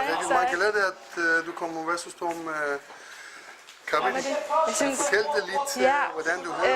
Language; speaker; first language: Danish; non-native, learner; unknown